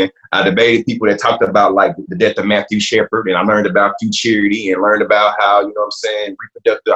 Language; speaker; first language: English; native; English